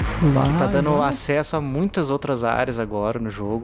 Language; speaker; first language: Portuguese; native; Portuguese